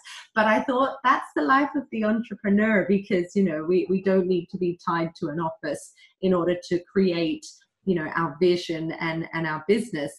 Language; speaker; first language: English; native; English